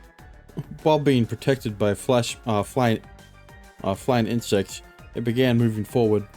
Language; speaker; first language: English; native; English